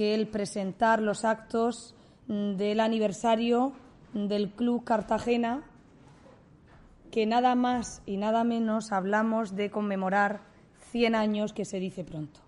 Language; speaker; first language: Spanish; native; Spanish